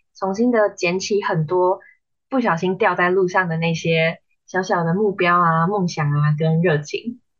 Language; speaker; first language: Chinese; native; Chinese